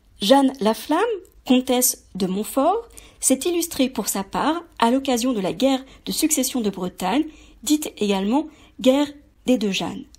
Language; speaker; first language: French; native; French